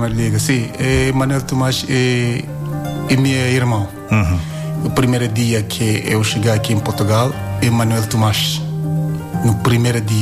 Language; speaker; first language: Portuguese; non-native, learner; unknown